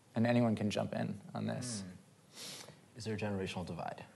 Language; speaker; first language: English; native; English